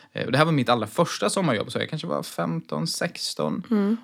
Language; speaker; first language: Swedish; native; Swedish